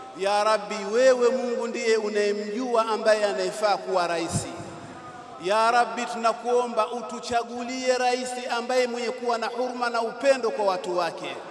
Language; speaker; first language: Swahili; native; Swahili